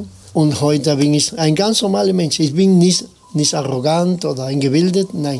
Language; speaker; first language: German; non-native, fluent; Spanish